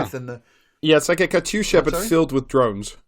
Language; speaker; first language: English; native; English